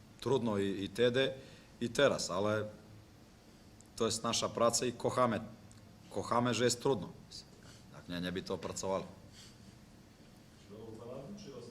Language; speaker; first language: Polish; non-native, learner; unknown